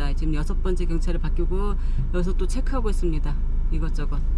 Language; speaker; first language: Korean; native; Korean